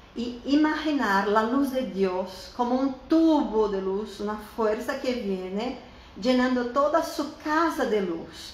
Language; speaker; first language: Spanish; non-native, fluent; Portuguese